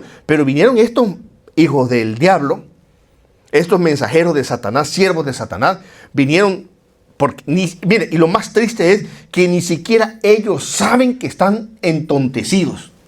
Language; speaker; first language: Spanish; native; Spanish